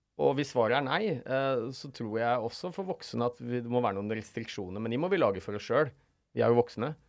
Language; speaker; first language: Norwegian; native; Norwegian